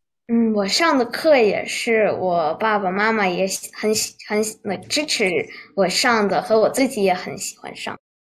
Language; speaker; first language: Chinese; early bilingual, heritage; Chinese